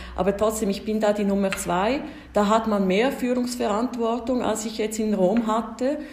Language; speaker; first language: German; early bilingual, heritage; German